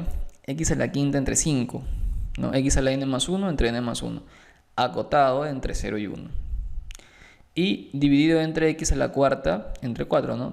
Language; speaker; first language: Spanish; native; Spanish